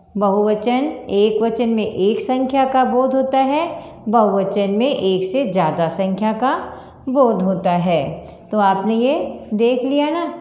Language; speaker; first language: Hindi; native; Hindi